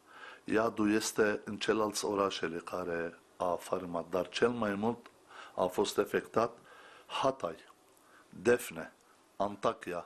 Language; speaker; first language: Romanian; non-native, fluent; Turkish